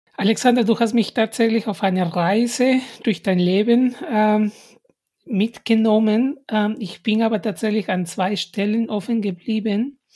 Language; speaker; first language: German; non-native, fluent; Spanish